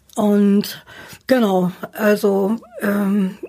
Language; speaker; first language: German; native; German